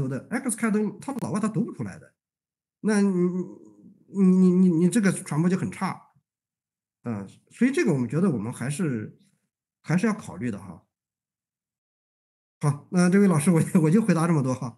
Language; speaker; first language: Chinese; native; Chinese